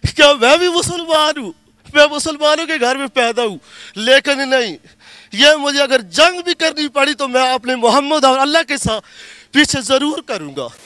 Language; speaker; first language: Urdu; non-native, local second language; Punjabi